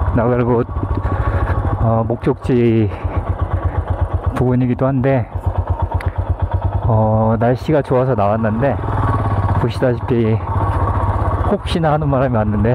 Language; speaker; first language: Korean; native; Korean